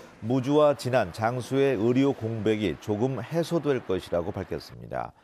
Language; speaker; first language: Korean; native; Korean